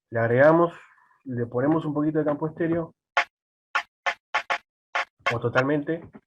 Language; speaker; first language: Spanish; native; Spanish